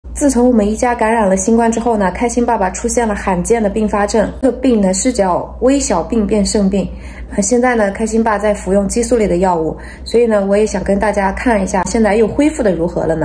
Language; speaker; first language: Chinese; native; Chinese